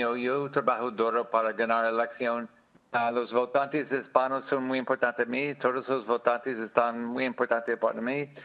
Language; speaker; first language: Spanish; non-native, learner; English